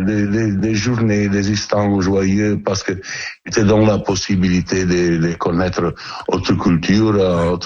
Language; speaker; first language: French; non-native, learner; Italian